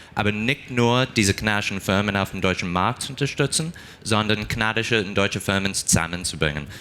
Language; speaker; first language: German; non-native, fluent; English